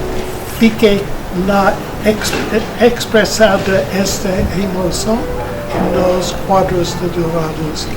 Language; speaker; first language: Portuguese; non-native, learner; English